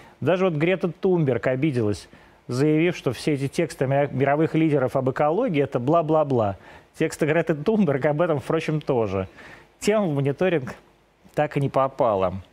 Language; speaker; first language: Russian; native; Russian